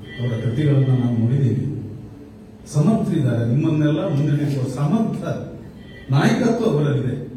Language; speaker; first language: Kannada; native; Kannada